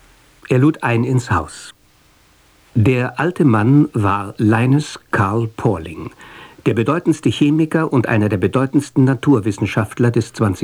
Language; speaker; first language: German; native; German